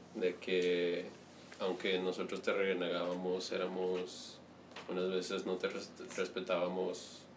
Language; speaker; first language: Spanish; early bilingual, heritage; Spanish